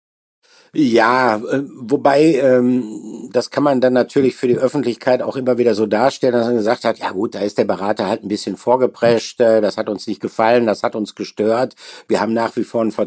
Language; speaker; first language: German; native; German